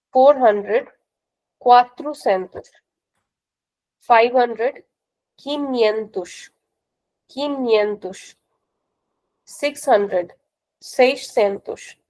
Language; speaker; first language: Portuguese; non-native, fluent; Hindi